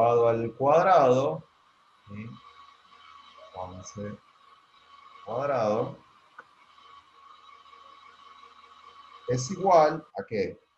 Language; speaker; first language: Spanish; native; Spanish